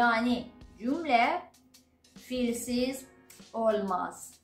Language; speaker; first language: Turkish; non-native, fluent; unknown